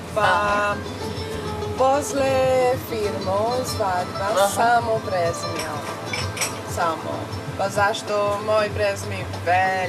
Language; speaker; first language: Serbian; non-native, learner; Spanish